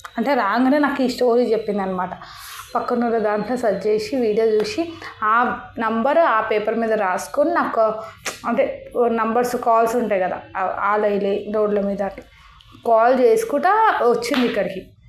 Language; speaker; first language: Telugu; native; Telugu